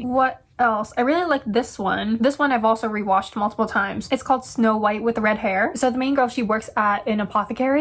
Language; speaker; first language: English; native; English